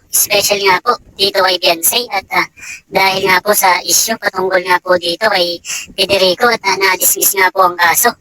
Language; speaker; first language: Filipino; native; Filipino